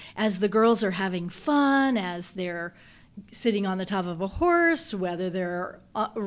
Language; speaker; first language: English; native; English